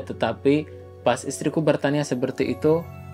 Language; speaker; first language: Indonesian; non-native, fluent; Arabic